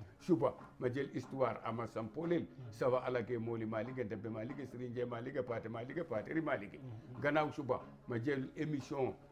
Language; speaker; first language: Wolof; non-native, local second language; Bambara